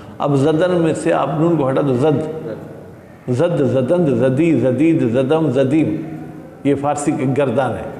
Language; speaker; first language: Urdu; non-native, local second language; Sindhi